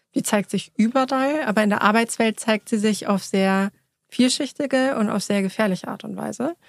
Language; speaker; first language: German; early bilingual, other home language; Persian